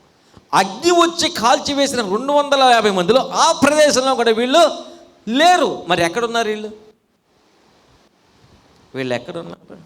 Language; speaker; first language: Telugu; native; Telugu